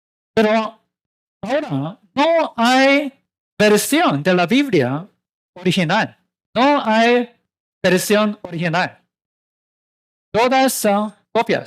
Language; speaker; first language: Spanish; non-native, learner; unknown